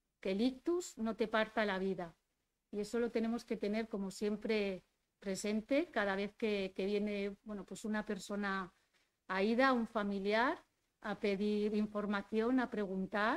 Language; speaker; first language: Spanish; native; Spanish